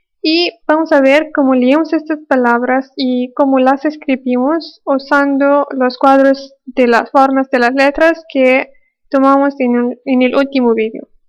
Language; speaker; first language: Spanish; non-native, fluent; Arabic